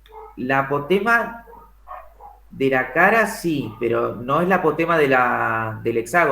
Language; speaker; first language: Spanish; native; Spanish